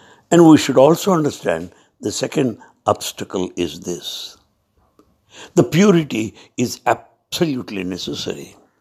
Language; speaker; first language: English; non-native, local second language; Telugu